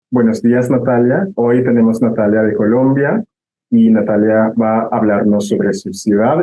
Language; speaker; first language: Spanish; non-native, fluent; English